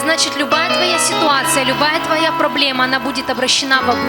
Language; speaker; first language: Russian; native; Russian